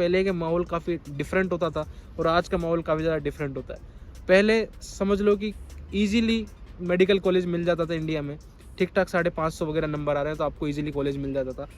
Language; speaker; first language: Hindi; native; Hindi